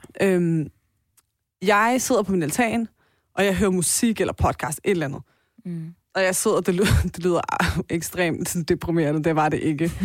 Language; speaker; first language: Danish; early bilingual, other home language; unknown